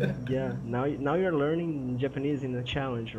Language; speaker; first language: English; non-native, fluent; Portuguese